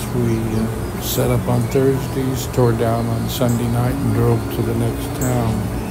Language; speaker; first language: English; native; English